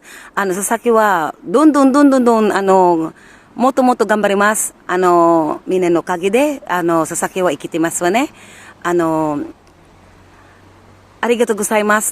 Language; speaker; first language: Japanese; non-native, learner; Filipino